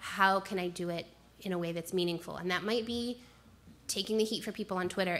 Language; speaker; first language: English; native; English